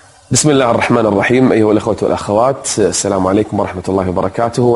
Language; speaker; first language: Arabic; native; Arabic